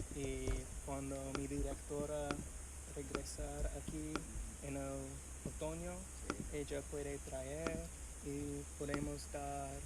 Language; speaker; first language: Spanish; non-native, fluent; English